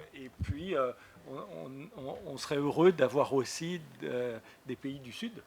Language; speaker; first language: French; native; French